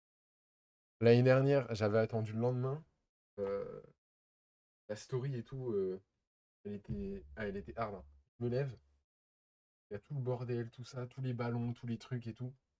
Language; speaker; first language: French; native; French